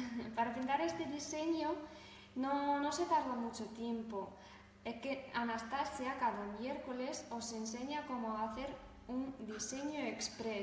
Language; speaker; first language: Spanish; non-native, fluent; Russian